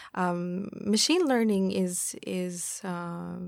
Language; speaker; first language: English; non-native, fluent; German